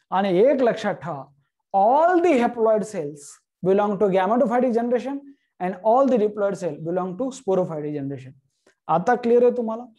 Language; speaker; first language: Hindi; non-native, local second language; Marathi